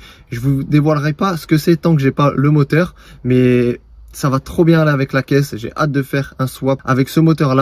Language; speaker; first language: French; native; French